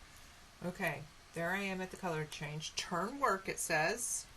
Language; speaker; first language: English; native; English